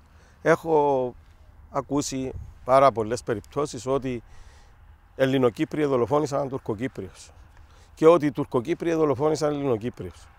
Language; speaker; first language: Greek; native; Greek